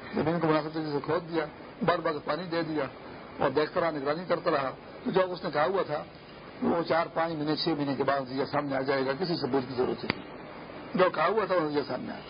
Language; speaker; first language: Urdu; non-native, local second language; Pashto